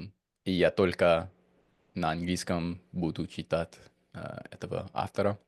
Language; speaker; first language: Russian; non-native, fluent; English